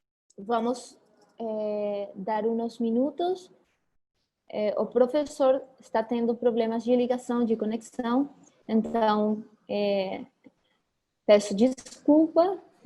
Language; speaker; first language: Portuguese; non-native, fluent; Spanish